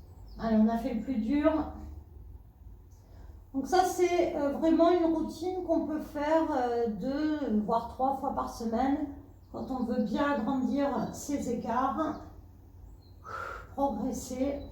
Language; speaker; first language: French; native; French